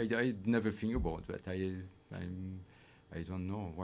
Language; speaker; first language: English; non-native, learner; French